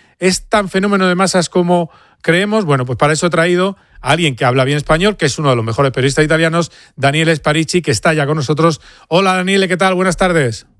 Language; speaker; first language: Spanish; native; Spanish